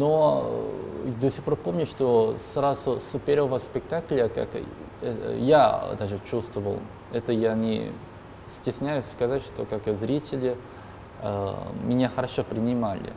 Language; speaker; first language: Russian; non-native, learner; Korean